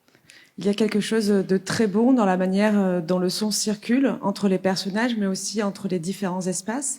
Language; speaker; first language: French; native; French